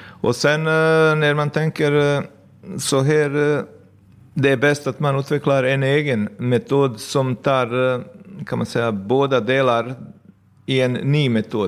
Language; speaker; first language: Swedish; non-native, fluent; Bosnian